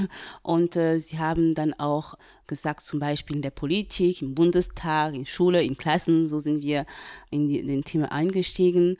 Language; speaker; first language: German; non-native, fluent; French